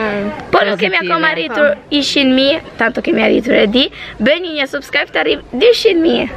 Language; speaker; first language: Albanian; early bilingual, heritage; Albanian